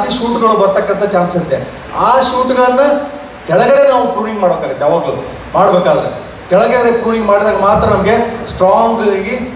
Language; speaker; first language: Kannada; native; Kannada